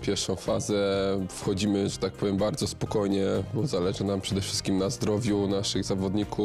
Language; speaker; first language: Polish; native; Polish